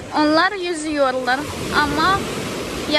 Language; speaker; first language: Turkish; non-native, learner; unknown